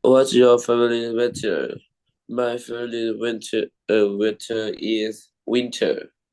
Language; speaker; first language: English; non-native, learner; Thai